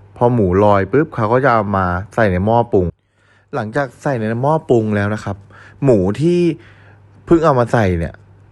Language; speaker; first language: Thai; native; Thai